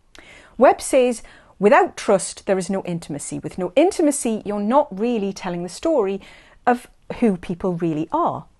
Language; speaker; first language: English; native; English